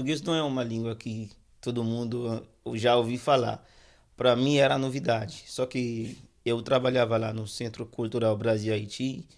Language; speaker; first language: Portuguese; non-native, fluent; Haitian Creole